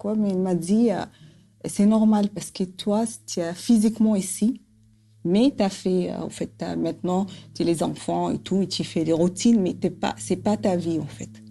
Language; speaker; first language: French; non-native, local second language; Arabic